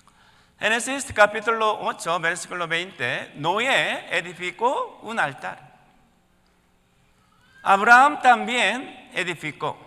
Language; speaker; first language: Spanish; non-native, learner; Korean